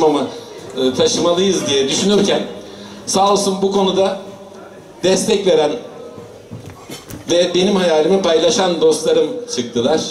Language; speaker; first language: Turkish; native; Turkish